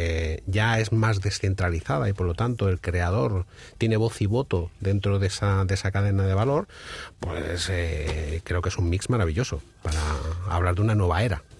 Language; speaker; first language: Spanish; native; Spanish